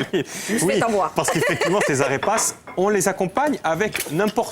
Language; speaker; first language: French; native; French